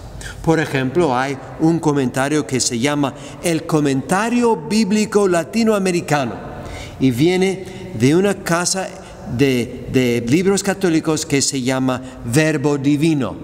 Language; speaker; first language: Spanish; non-native, fluent; English